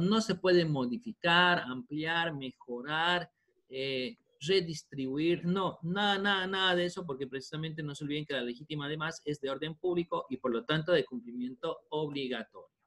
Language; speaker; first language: Spanish; native; Spanish